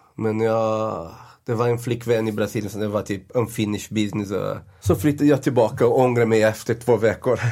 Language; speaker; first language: Swedish; non-native, fluent; Portuguese